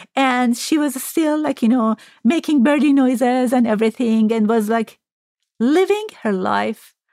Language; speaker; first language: English; non-native, fluent; Persian